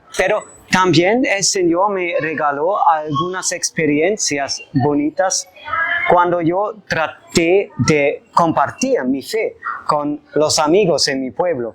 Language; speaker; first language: Spanish; non-native, fluent; German